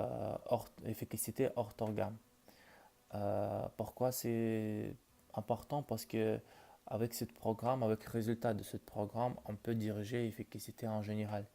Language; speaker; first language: French; non-native, learner; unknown